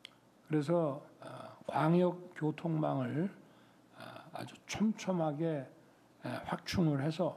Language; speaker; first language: Korean; native; Korean